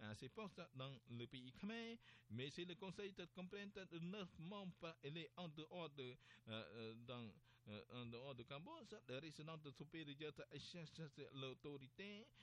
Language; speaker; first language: French; non-native, learner; Khmer